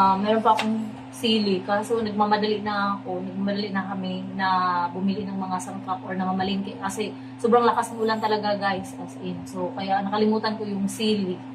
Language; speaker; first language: Filipino; non-native, local second language; Cebuano